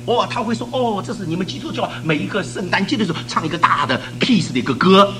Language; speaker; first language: Chinese; native; Chinese